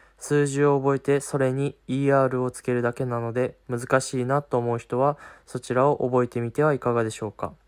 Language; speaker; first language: Japanese; native; Japanese